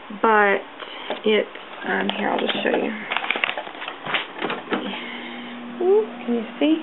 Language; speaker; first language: English; native; English